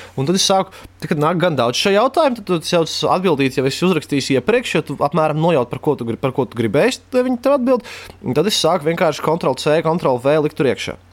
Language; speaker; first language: Latvian; native; Latvian